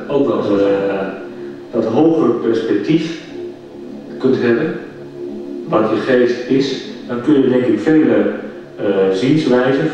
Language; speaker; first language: Dutch; native; Dutch